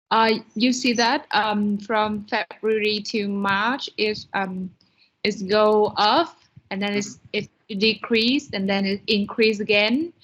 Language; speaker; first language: English; non-native, learner; Vietnamese